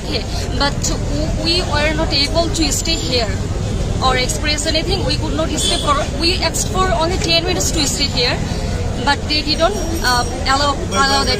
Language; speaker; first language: English; non-native, local second language; Bangla